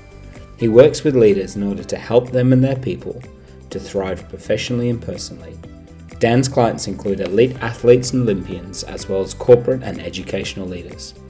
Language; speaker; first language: English; native; English